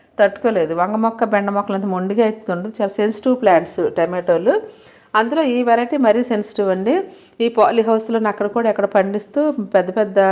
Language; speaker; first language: Telugu; native; Telugu